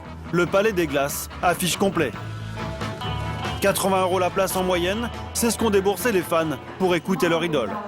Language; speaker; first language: French; native; French